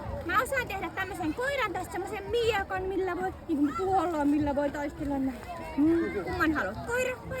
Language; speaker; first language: Finnish; native; Finnish